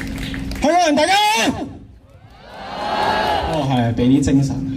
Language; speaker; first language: Cantonese; native; Cantonese